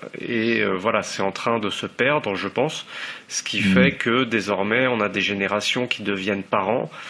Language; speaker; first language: French; native; French